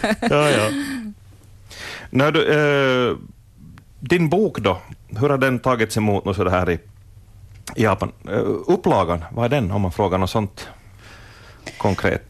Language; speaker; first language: Swedish; native; Swedish